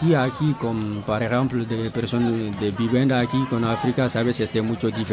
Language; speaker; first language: Spanish; non-native, learner; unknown